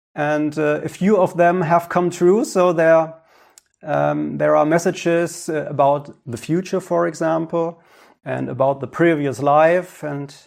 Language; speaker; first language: English; non-native, fluent; German